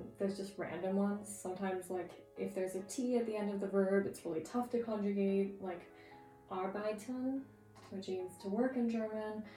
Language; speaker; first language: English; native; English